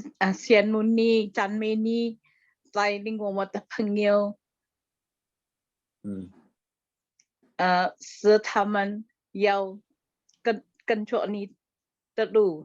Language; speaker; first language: Chinese; non-native, learner; Indonesian